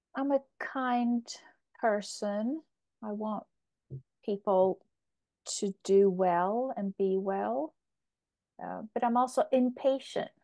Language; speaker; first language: English; non-native, fluent; Polish